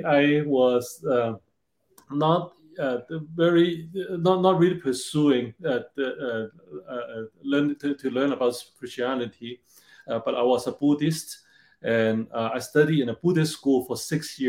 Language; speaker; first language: English; non-native, local second language; Cantonese